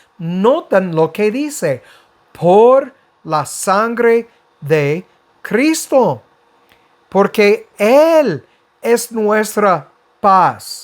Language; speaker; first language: Spanish; non-native, fluent; English